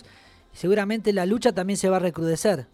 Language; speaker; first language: Spanish; native; Spanish